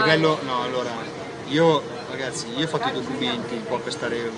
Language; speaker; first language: Italian; native; Italian